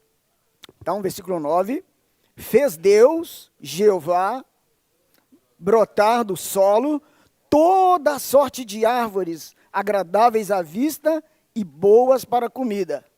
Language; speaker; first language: Portuguese; native; Portuguese